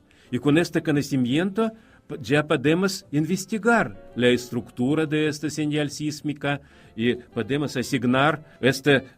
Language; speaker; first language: Spanish; non-native, fluent; Russian